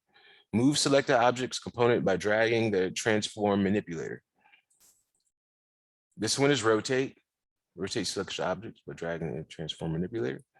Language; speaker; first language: English; native; English